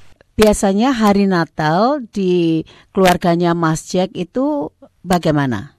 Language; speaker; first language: Indonesian; native; Indonesian